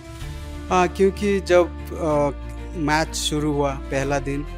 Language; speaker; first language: Hindi; non-native, local second language; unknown